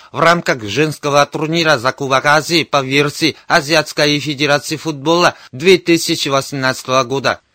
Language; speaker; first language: Russian; non-native, fluent; Korean